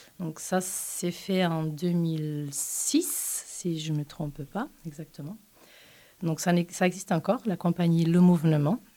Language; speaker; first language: French; non-native, fluent; Portuguese